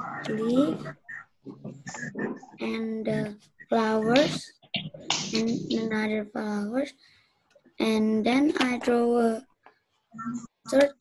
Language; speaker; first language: English; non-native, learner; Indonesian